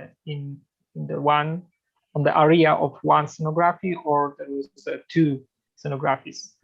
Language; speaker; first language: English; non-native, fluent; Polish